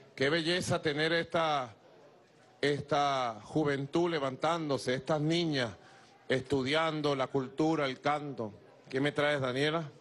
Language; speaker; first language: Spanish; native; Spanish